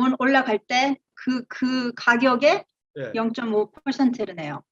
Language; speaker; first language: Korean; early bilingual, heritage; Korean